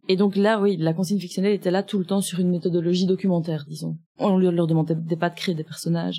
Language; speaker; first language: French; native; French